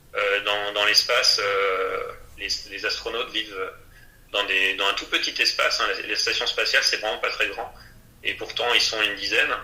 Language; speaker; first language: French; native; French